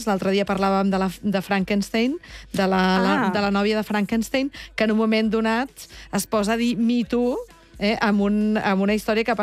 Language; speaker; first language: Catalan; native; Catalan